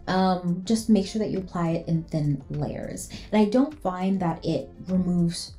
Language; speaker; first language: English; native; English